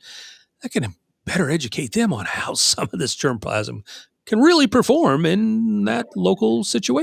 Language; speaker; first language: English; native; English